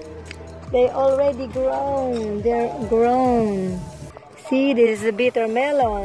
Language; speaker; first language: English; non-native, local second language; Filipino